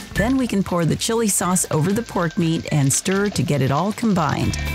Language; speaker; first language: English; native; English